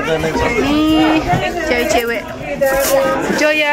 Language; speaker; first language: Indonesian; native; Indonesian